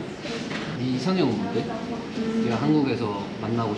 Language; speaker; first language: Korean; native; Korean